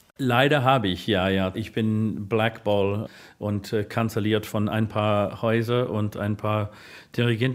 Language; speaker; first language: German; non-native, fluent; English